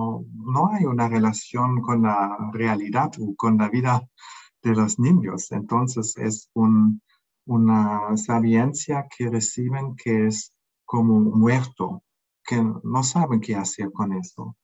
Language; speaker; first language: Spanish; non-native, fluent; German